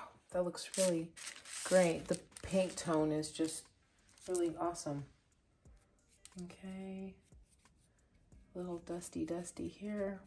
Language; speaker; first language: English; native; English